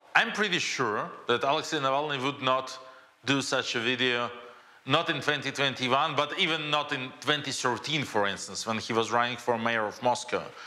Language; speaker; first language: English; non-native, fluent; Russian